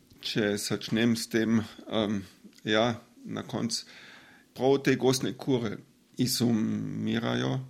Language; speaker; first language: Slovenian; non-native, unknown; German